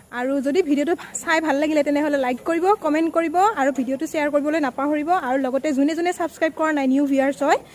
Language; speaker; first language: Assamese; native; Assamese